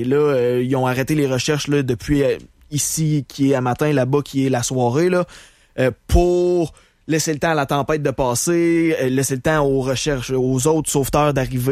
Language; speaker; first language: French; native; French